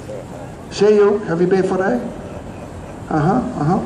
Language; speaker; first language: Swedish; non-native, fluent; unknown